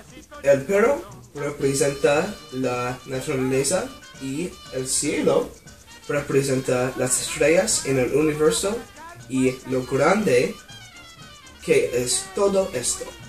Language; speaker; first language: Spanish; non-native, learner; English